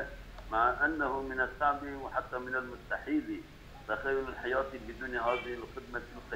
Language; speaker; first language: Arabic; non-native, fluent; Turkish